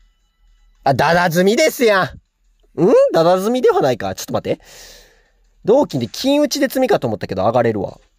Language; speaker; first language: Japanese; native; Japanese